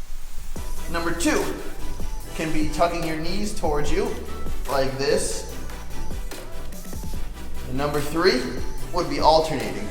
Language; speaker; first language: English; native; English